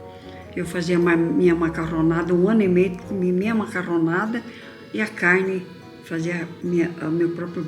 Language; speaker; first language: Portuguese; non-native, local second language; Japanese